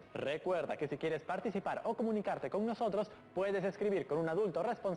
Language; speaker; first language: Spanish; native; Spanish